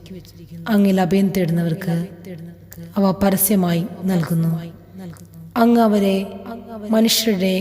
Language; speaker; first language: Malayalam; native; Malayalam